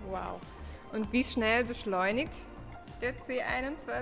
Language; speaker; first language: German; native; German